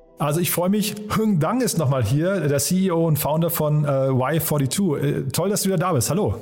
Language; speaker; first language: German; native; German